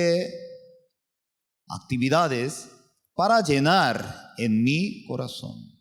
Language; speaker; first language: Spanish; non-native, fluent; Korean